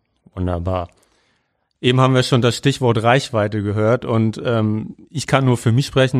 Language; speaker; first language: German; native; German